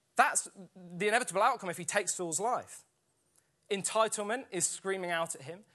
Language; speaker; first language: English; native; English